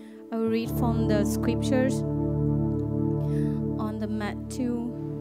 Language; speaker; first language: English; non-native, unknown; Thai